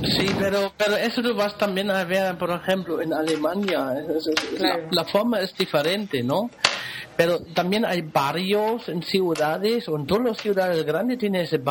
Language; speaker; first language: Spanish; non-native, fluent; German